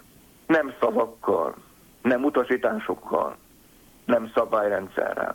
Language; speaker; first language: Hungarian; native; Hungarian